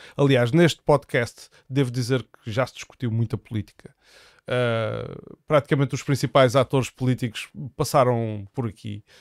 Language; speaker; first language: Portuguese; native; Portuguese